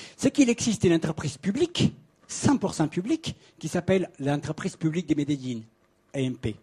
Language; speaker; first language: French; non-native, fluent; Spanish